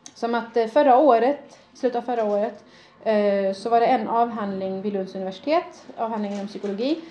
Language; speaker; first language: Swedish; early bilingual, other home language; Persian